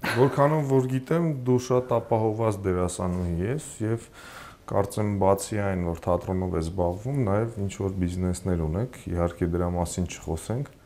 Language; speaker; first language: Armenian; native; Armenian